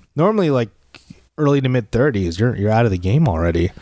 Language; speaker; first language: English; early bilingual, other home language; Filipino